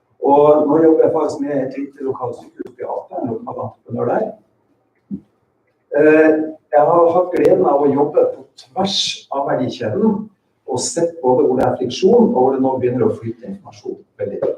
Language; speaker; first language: Norwegian; native; Norwegian